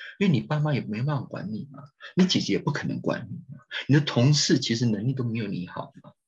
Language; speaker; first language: Chinese; native; Chinese